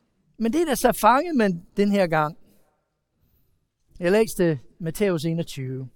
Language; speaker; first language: Danish; non-native, fluent; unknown